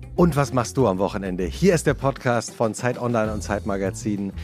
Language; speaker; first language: German; native; German